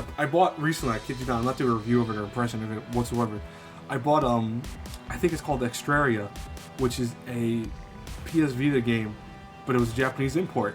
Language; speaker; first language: English; native; English